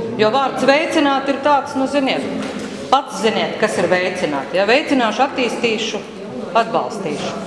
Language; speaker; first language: Latvian; native; Latvian